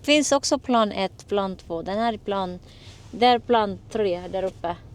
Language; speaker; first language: Swedish; non-native, learner; Filipino